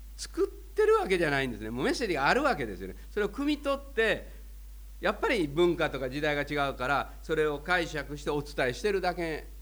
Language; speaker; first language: Japanese; native; Japanese